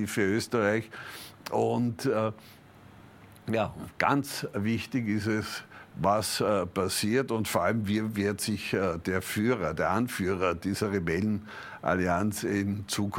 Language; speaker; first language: German; native; German